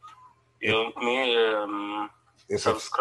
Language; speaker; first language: English; non-native, learner; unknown